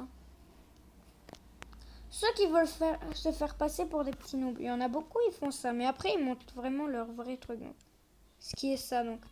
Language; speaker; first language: French; native; French